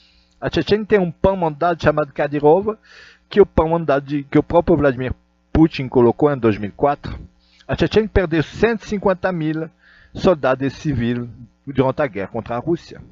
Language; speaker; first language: Portuguese; non-native, fluent; Russian